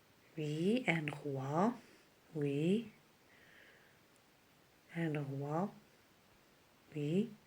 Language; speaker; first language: French; non-native, local second language; Arabic